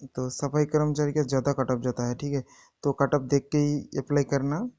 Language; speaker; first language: Hindi; non-native, local second language; Bangla